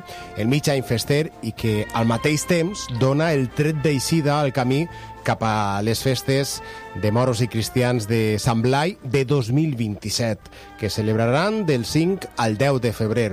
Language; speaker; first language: Catalan; native; Catalan